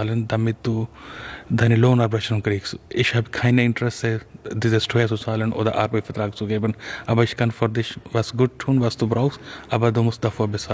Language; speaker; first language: German; non-native, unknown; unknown